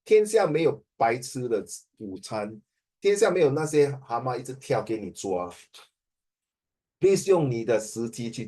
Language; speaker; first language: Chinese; native; Chinese